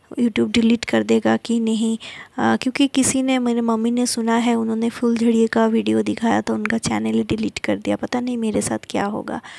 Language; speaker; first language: Hindi; non-native, local second language; Bangla